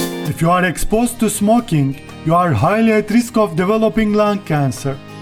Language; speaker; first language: English; non-native, fluent; Turkish